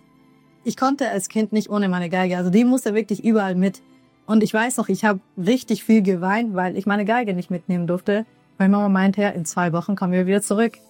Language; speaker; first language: German; early bilingual, other home language; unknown